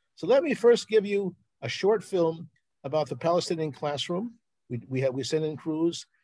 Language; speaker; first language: English; native; English